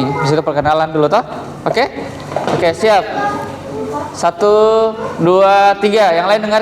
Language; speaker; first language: Indonesian; native; Indonesian